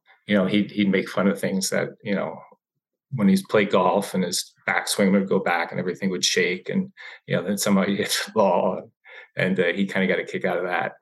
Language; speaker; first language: English; native; English